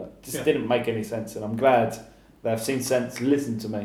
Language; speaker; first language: English; native; English